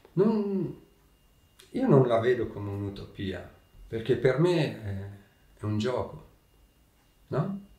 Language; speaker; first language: Italian; early bilingual, heritage; Italian